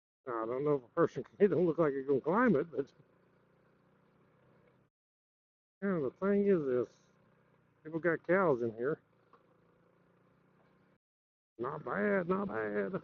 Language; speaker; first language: English; native; English